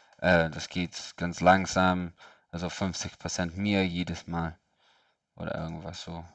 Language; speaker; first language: German; non-native, learner; English